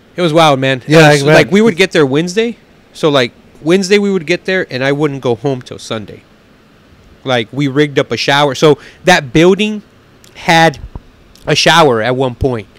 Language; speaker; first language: English; native; English